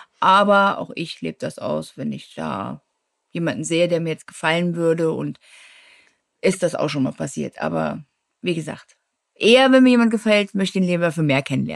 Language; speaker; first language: German; native; German